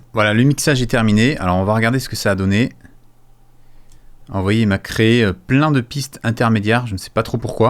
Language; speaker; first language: French; native; French